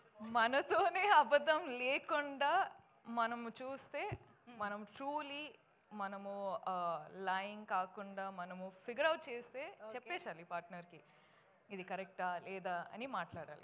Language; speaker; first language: Telugu; non-native, fluent; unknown